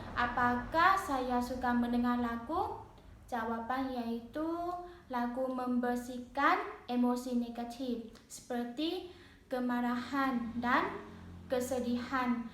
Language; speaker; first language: Malay; non-native, learner; Thai